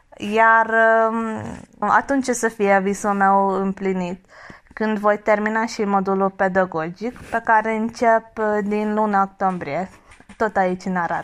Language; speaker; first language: Romanian; non-native, fluent; Hungarian